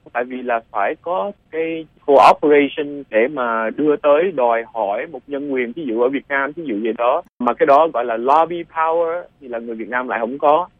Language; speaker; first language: Vietnamese; early bilingual, other home language; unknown